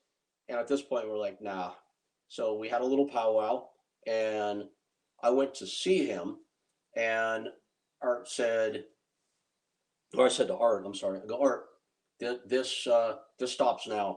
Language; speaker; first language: English; native; English